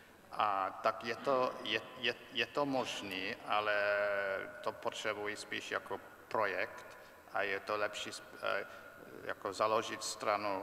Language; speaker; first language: Czech; non-native, fluent; English